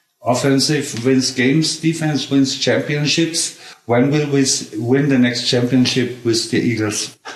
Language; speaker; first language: English; non-native, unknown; German